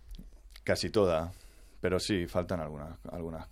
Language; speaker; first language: Spanish; native; Spanish